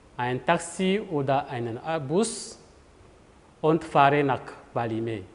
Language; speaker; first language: German; non-native, fluent; French